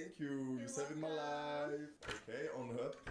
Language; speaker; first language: English; non-native, learner; French